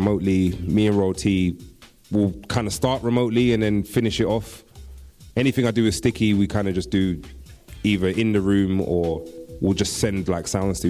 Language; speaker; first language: English; native; English